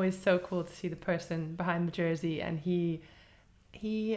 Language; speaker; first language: English; native; English